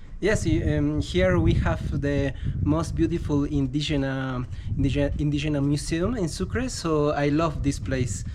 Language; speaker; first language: English; non-native, fluent; Spanish